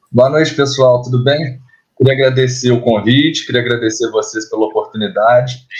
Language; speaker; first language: Portuguese; native; Portuguese